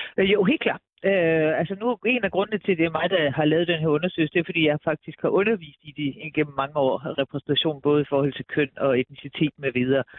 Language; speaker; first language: Danish; native; Danish